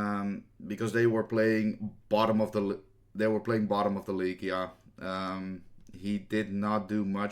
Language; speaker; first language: English; non-native, fluent; Dutch